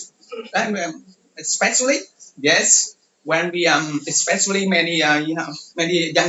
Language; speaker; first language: English; non-native, learner; Vietnamese